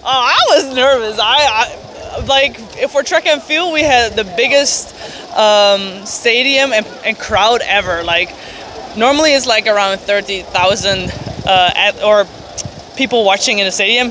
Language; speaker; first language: English; non-native, fluent; Dutch